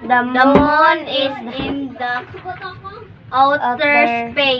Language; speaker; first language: English; non-native, local second language; Cebuano